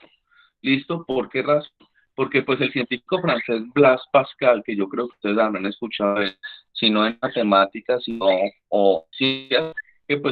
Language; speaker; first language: Spanish; native; Spanish